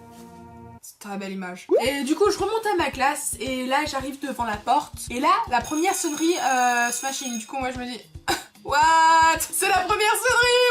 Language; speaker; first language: French; native; French